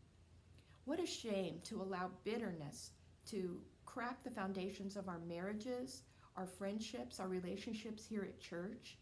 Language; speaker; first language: English; native; English